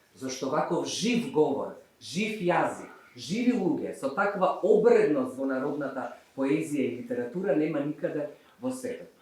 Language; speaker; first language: Macedonian; native; Macedonian